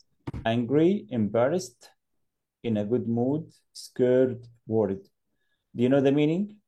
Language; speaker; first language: English; non-native, fluent; Arabic